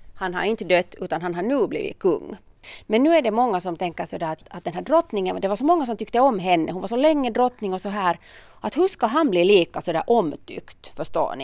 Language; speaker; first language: Swedish; native; Swedish